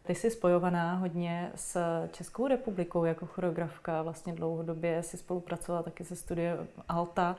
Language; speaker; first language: Czech; native; Czech